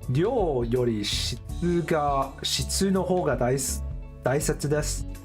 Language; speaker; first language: Japanese; non-native, learner; English